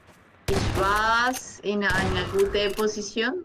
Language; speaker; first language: German; non-native, learner; Spanish